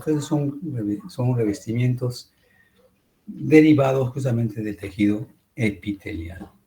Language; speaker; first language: Spanish; native; Spanish